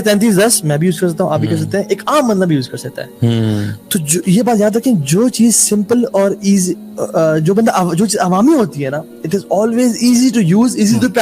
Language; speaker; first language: Urdu; native; Urdu